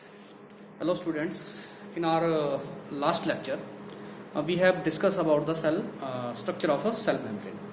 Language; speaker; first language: English; non-native, local second language; Hindi